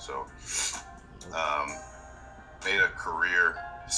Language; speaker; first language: English; native; English